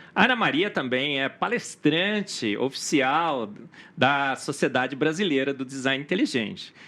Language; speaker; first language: Portuguese; native; Portuguese